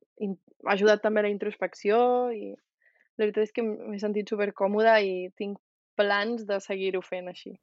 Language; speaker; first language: Catalan; native; Catalan